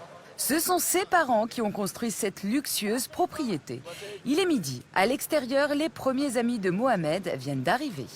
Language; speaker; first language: French; native; French